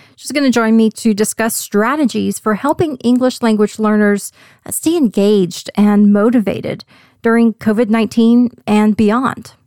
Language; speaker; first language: English; native; English